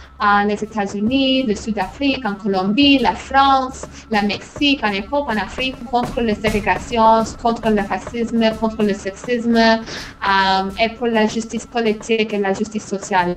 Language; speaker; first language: French; non-native, fluent; English